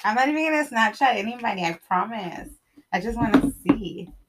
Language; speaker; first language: English; early bilingual, other home language; Spanish